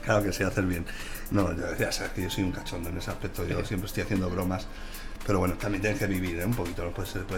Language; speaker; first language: Spanish; native; Spanish